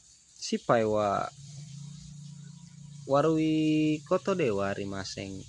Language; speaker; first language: Japanese; non-native, learner; Indonesian